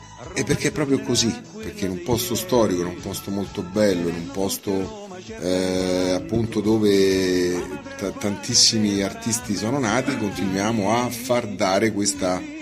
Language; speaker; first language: Italian; native; Italian